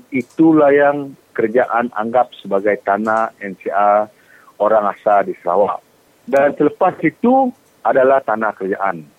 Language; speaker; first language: Malay; non-native, local second language; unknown